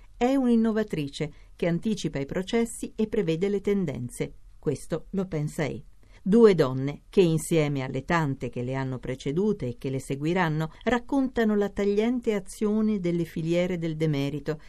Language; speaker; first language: Italian; native; Italian